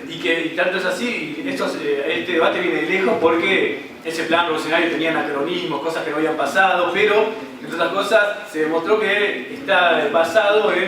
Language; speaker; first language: Spanish; native; Spanish